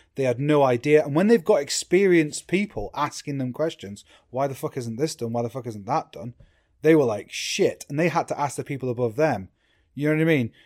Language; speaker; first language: English; native; English